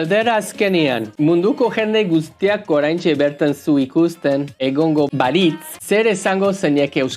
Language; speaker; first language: Basque; non-native, learner; English